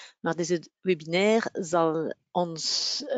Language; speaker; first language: Dutch; non-native, local second language; French